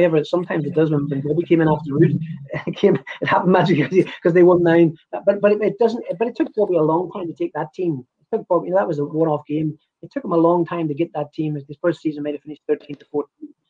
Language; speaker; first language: English; native; English